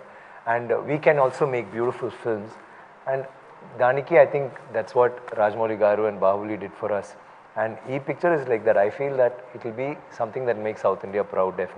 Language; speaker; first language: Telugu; non-native, fluent; Tamil